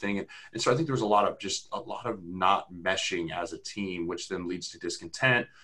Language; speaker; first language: English; native; English